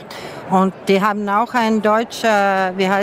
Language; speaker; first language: German; non-native, fluent; Swedish